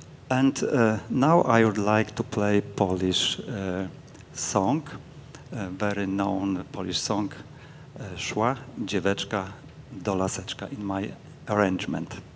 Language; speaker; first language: English; non-native, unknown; Polish